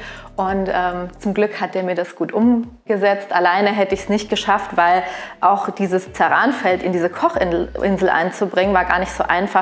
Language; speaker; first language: German; native; German